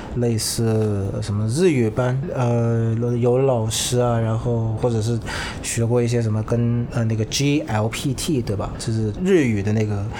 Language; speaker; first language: Chinese; non-native, fluent; Vietnamese